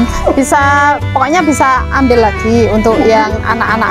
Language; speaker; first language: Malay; non-native, local second language; Javanese